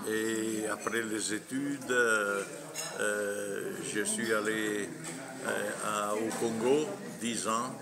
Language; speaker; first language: French; non-native, fluent; Italian